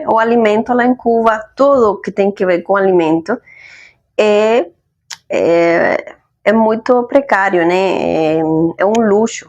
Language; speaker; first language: Portuguese; non-native, fluent; Spanish